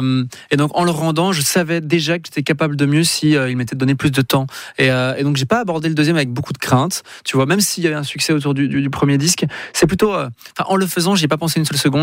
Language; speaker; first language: French; native; French